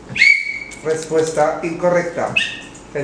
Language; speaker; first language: Spanish; native; Spanish